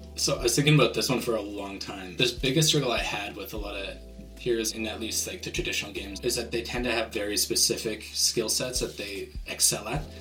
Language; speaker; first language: English; native; English